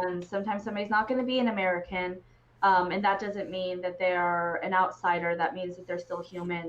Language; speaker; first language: English; native; English